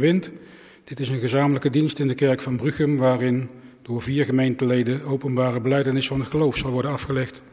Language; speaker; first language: Dutch; native; Dutch